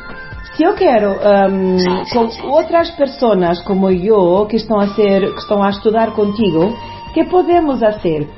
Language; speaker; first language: Spanish; non-native, learner; Portuguese